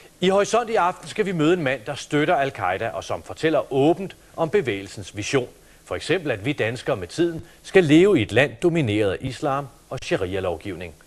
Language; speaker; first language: Danish; native; Danish